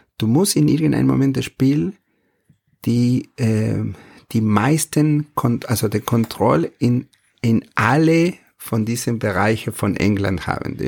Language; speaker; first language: German; non-native, fluent; Spanish